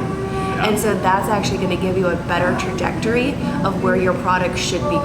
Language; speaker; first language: English; native; English